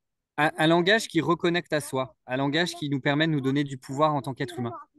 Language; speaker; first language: French; native; French